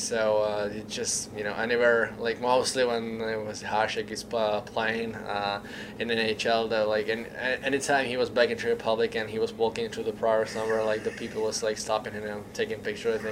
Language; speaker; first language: English; non-native, learner; Czech